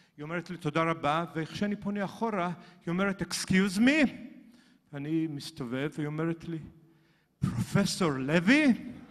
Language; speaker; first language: Hebrew; native; Hebrew